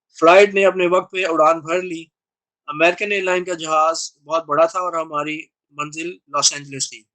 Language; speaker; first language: Urdu; native; Urdu